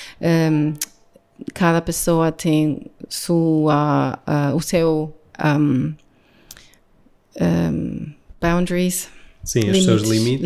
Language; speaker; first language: Portuguese; non-native, learner; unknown